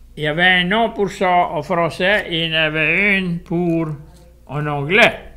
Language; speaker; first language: French; native; French